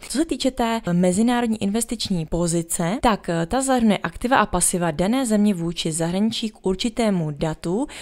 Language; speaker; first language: Czech; native; Czech